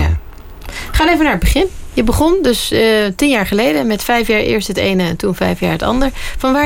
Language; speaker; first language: Dutch; native; Dutch